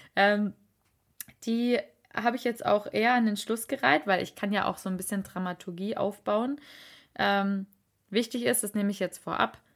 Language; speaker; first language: German; native; German